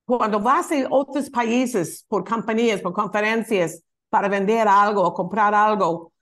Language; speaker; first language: Spanish; non-native, learner; English